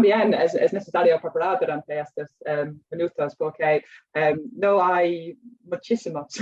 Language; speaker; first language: Spanish; non-native, fluent; English